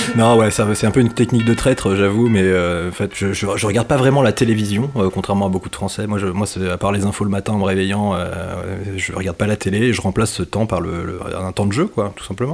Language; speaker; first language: French; native; French